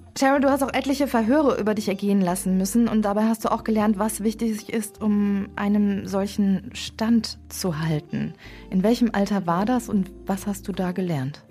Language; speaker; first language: German; native; German